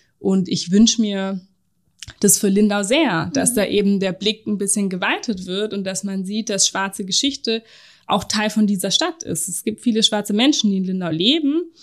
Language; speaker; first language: German; native; German